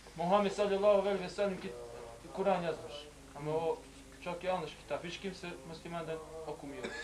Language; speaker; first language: Turkish; non-native, learner; Bosnian